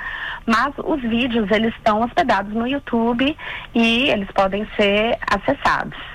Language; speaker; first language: Portuguese; native; Portuguese